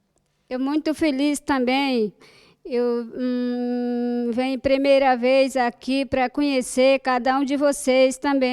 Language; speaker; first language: Portuguese; non-native, local second language; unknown